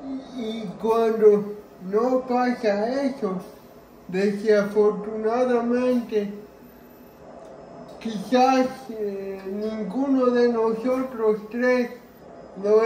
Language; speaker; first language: Spanish; early bilingual, heritage; Spanish